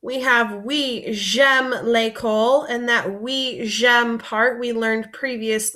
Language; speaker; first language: French; non-native, fluent; English